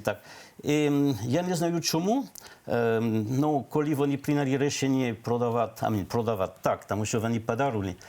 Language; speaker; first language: Ukrainian; non-native, learner; French